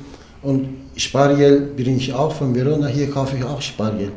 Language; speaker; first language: German; non-native, learner; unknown